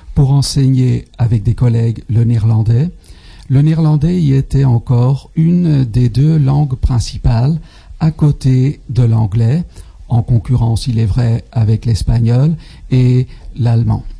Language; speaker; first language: French; non-native, fluent; Dutch